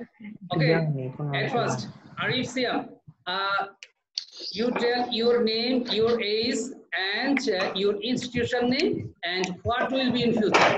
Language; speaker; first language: English; non-native, learner; Bangla